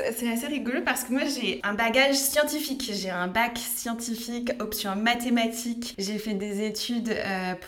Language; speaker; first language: French; native; French